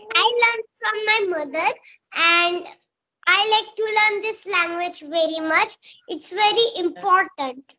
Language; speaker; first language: English; non-native, local second language; Marathi